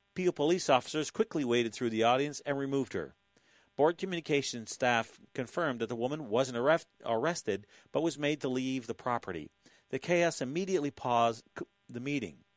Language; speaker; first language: English; native; English